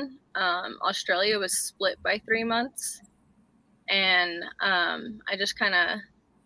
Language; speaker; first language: English; native; English